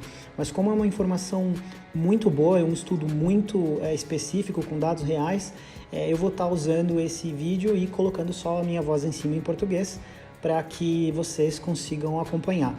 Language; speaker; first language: Portuguese; native; Portuguese